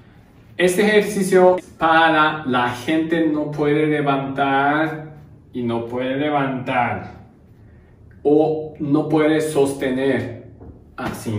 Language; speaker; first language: Spanish; non-native, learner; Japanese